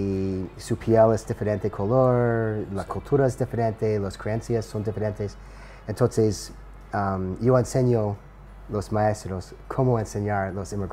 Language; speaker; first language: Spanish; non-native, learner; English